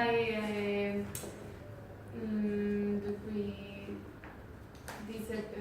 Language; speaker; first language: French; non-native, learner; Spanish